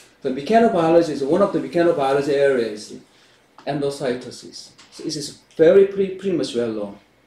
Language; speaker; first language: English; non-native, fluent; Korean